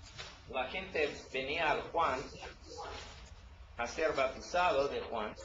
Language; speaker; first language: Spanish; non-native, learner; English